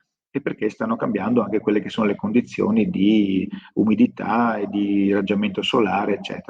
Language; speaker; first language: Italian; native; Italian